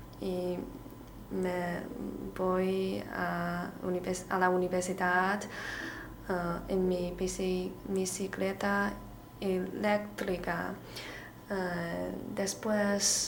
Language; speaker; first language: Spanish; non-native, learner; Chinese